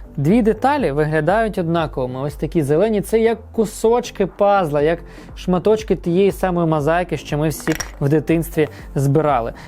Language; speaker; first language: Ukrainian; non-native, local second language; Russian